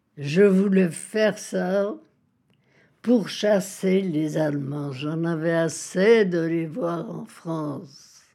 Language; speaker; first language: French; native; French